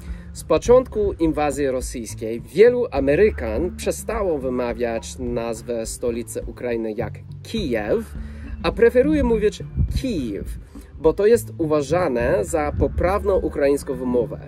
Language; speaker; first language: Polish; non-native, fluent; English